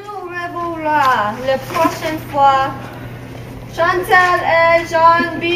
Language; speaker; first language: French; non-native, learner; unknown